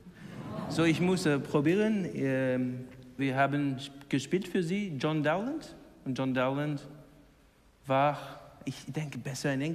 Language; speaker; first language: German; non-native, learner; English